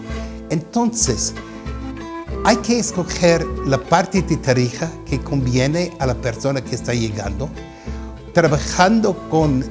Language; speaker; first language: Spanish; non-native, fluent; English